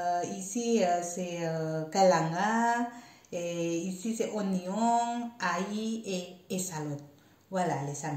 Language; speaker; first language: French; non-native, learner; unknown